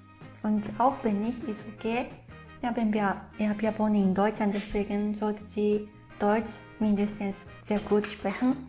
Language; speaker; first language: German; non-native, fluent; Japanese